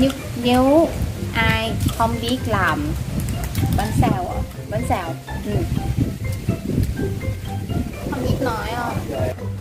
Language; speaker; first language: Vietnamese; non-native, learner; Thai